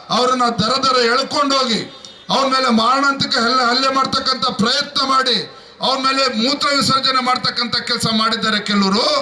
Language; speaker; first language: Kannada; native; Kannada